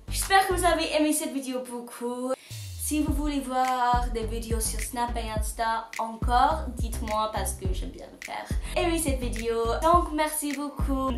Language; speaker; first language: French; non-native, fluent; English